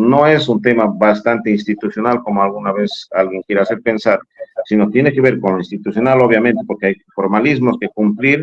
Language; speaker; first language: Spanish; native; Spanish